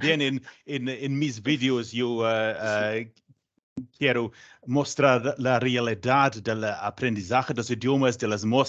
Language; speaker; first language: Spanish; non-native, learner; English